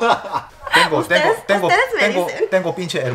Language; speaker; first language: Spanish; non-native, learner; Korean